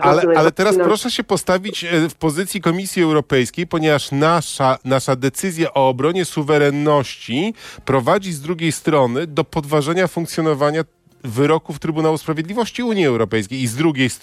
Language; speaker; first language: Polish; native; Polish